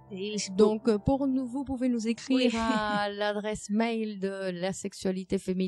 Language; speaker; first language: French; native; French